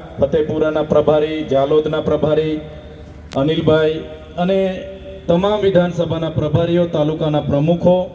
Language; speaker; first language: Gujarati; non-native, local second language; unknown